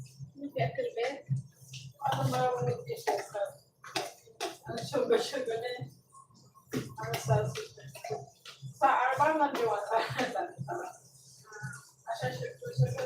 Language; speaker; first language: Arabic; non-native, learner; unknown